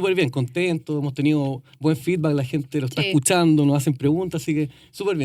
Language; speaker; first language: Spanish; native; Spanish